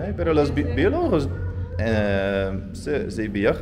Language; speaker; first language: Spanish; non-native, learner; Dutch